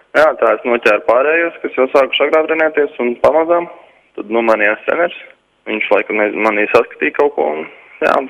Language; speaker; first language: Latvian; native; Latvian